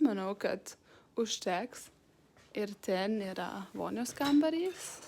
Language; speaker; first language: Lithuanian; non-native, fluent; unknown